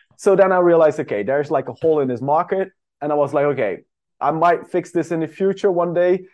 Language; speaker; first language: English; non-native, fluent; Dutch